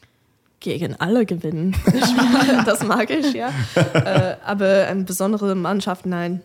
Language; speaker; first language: German; non-native, fluent; English